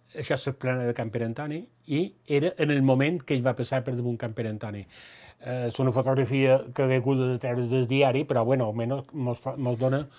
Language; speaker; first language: Catalan; native; Catalan